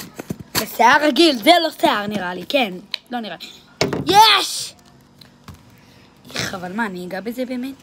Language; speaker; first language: Hebrew; native; Hebrew